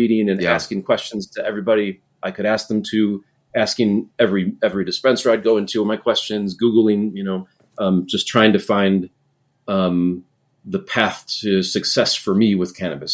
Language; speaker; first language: English; native; English